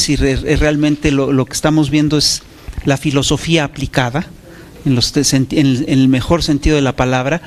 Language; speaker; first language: Spanish; native; Spanish